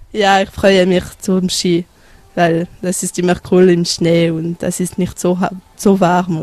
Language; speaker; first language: German; non-native, local second language; French